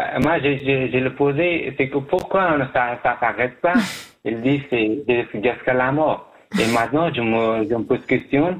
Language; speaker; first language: French; non-native, fluent; Persian